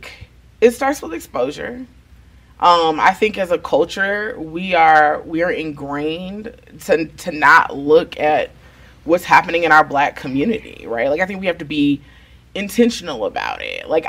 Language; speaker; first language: English; native; English